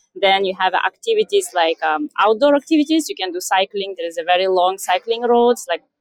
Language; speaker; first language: English; non-native, fluent; Russian